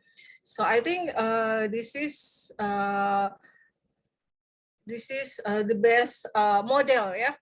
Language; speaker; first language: English; non-native, fluent; Indonesian